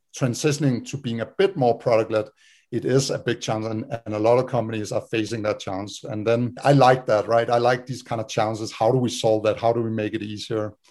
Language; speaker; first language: English; non-native, fluent; Danish